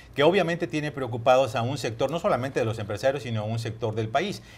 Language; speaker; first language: Spanish; native; Spanish